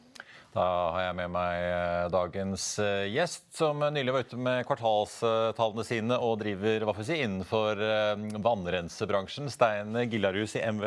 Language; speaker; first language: Norwegian; native; Norwegian